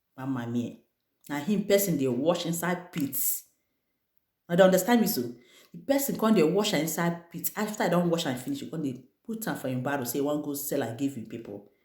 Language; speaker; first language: Nigerian Pidgin; non-native, local second language; Igbo